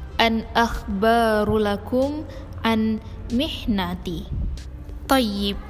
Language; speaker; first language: Arabic; non-native, learner; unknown